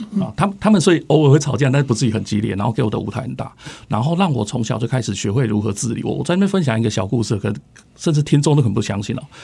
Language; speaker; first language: Chinese; native; Chinese